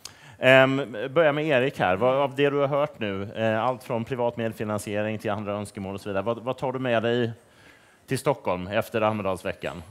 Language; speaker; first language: Swedish; native; Swedish